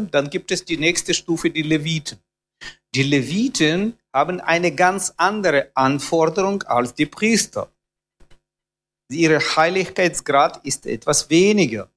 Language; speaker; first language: German; non-native, fluent; Russian